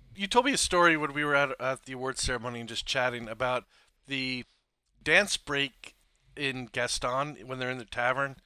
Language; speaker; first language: English; native; English